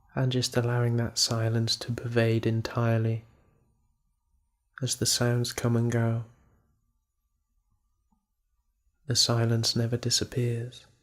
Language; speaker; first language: English; native; English